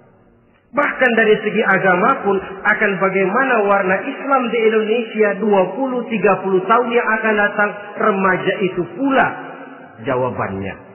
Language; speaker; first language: Indonesian; native; Indonesian